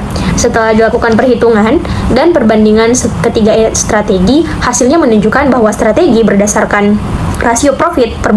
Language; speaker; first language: Indonesian; native; Indonesian